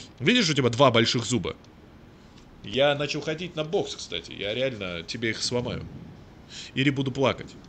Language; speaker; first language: Russian; native; Russian